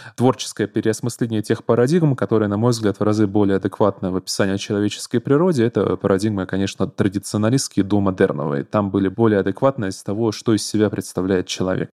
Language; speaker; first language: Russian; native; Russian